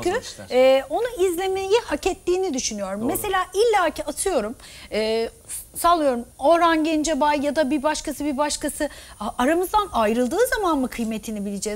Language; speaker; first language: Turkish; native; Turkish